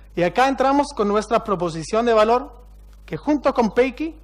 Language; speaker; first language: Spanish; non-native, fluent; Hebrew